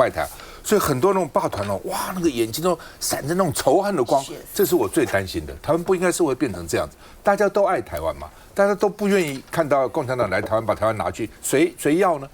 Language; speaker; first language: Chinese; native; Chinese